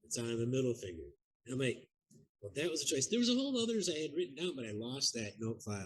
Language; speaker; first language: English; native; English